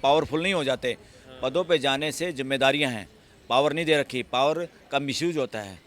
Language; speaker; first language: Hindi; native; Hindi